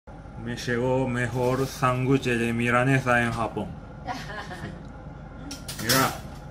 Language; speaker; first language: Spanish; non-native, learner; Japanese